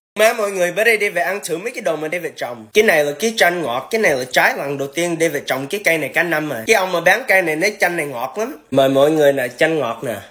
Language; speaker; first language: Vietnamese; early bilingual, heritage; Vietnamese